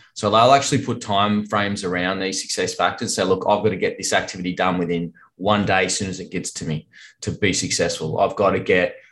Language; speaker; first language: English; native; English